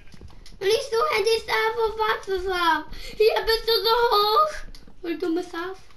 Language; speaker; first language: German; non-native, learner; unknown